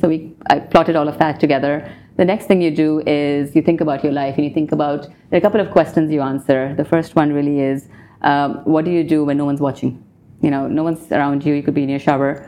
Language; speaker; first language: English; non-native, local second language; Urdu